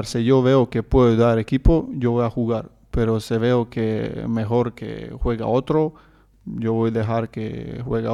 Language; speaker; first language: Spanish; non-native, learner; Croatian